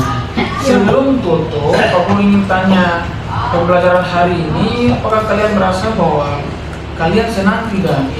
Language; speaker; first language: Indonesian; native; Indonesian